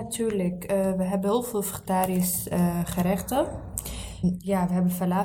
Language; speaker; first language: Dutch; early bilingual, other home language; Arabic